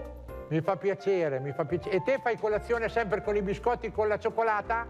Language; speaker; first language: Italian; native; Italian